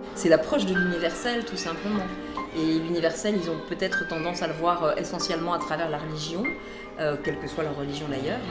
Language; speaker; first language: French; native; French